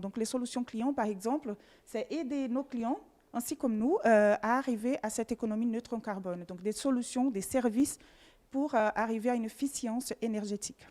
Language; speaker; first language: French; non-native, fluent; Portuguese